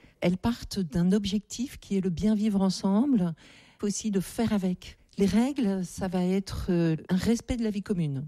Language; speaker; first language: French; native; French